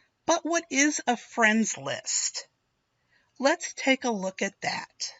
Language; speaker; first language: English; native; English